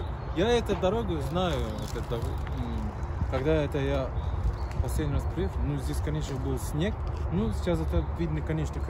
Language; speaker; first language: Russian; non-native, fluent; Turkish